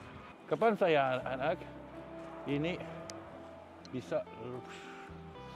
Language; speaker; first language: Indonesian; non-native, learner; French